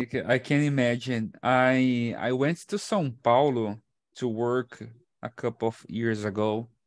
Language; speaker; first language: English; non-native, fluent; Portuguese